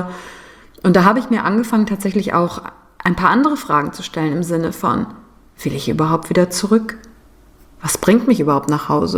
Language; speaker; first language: German; native; German